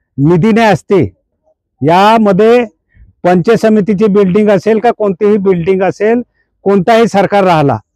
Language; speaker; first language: Marathi; non-native, local second language; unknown